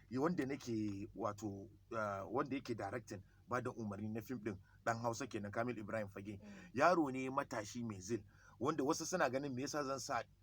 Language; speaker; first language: Hausa; native; Hausa